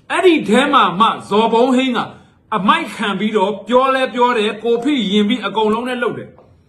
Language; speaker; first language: Burmese; native; Burmese